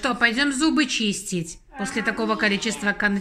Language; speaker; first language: Russian; native; Russian